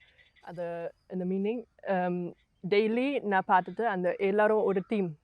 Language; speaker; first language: Tamil; non-native, learner; German